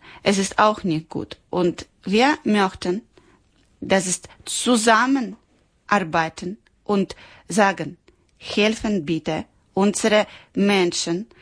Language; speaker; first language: German; non-native, learner; Ukrainian